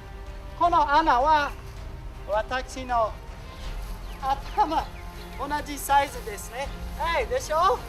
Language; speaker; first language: Japanese; non-native, learner; English